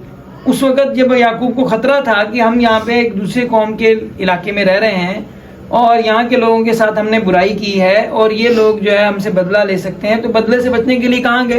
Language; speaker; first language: Urdu; native; Urdu